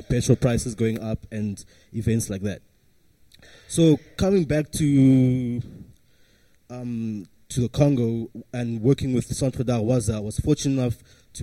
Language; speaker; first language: English; early bilingual, other home language; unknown